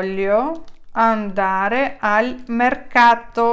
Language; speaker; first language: Italian; non-native, fluent; Ukrainian